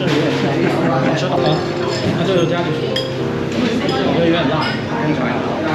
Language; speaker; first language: Chinese; early bilingual, heritage; Chinese